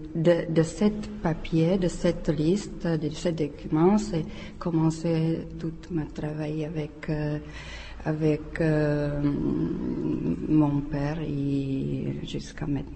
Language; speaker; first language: French; non-native, learner; Czech